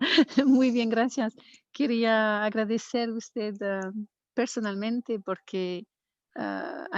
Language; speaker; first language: Spanish; non-native, learner; Portuguese